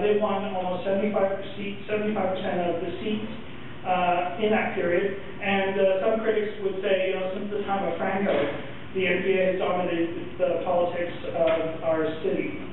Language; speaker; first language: English; native; English